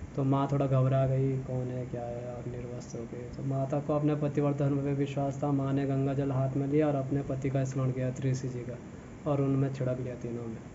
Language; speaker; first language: Hindi; native; Hindi